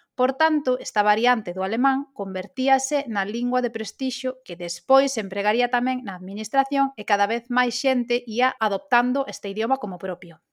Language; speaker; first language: Galician; native; Galician